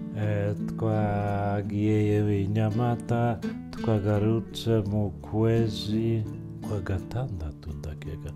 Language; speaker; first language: Kinyarwanda; non-native, fluent; Polish